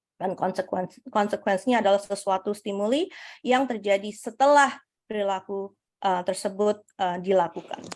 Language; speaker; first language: Indonesian; early bilingual, heritage; Indonesian